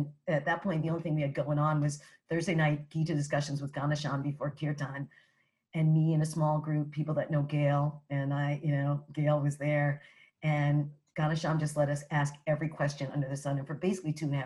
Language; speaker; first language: English; native; English